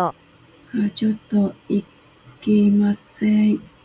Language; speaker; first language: Japanese; non-native, learner; Vietnamese